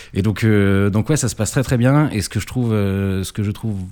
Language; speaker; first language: French; native; French